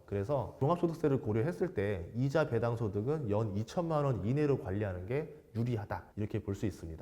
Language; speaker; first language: Korean; native; Korean